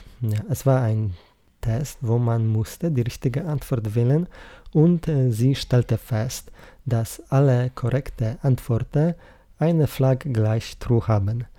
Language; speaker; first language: German; non-native, learner; Polish